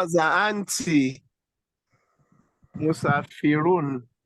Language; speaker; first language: Arabic; non-native, learner; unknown